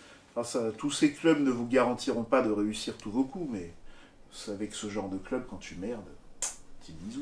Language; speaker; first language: French; native; French